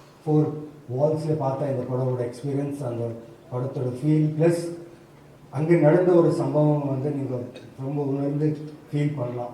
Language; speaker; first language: Tamil; non-native, fluent; Telugu